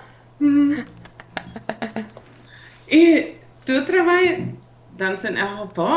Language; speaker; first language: French; non-native, learner; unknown